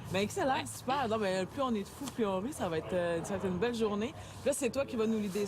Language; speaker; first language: French; native; French